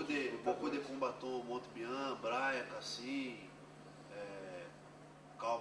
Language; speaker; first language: French; non-native, learner; Portuguese